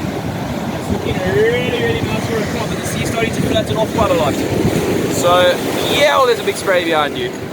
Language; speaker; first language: English; native; English